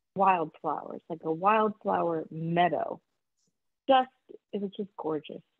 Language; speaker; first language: English; native; English